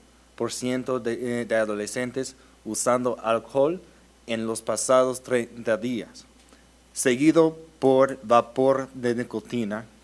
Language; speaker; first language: Spanish; early bilingual, heritage; Spanish